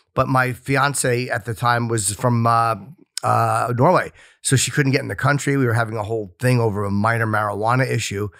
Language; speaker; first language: English; native; English